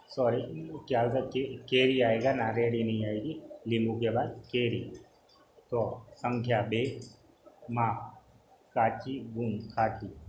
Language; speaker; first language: Hindi; non-native, local second language; Gujarati